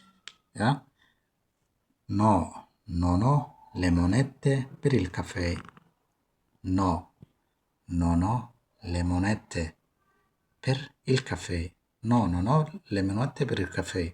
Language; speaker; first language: Italian; non-native, fluent; Somali